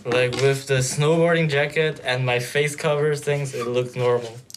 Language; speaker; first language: English; non-native, fluent; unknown